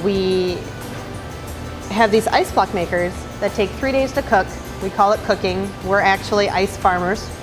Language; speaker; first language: English; native; English